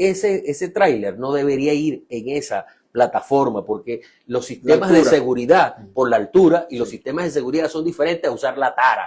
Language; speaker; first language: Spanish; native; Spanish